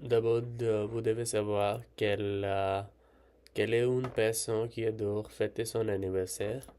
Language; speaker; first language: French; non-native, learner; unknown